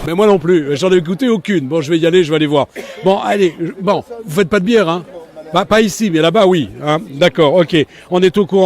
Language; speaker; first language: French; native; French